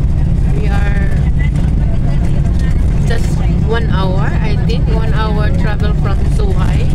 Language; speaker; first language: English; non-native, local second language; Filipino